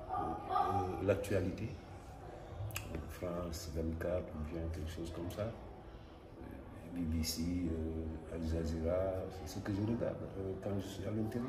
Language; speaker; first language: French; non-native, local second language; Wolof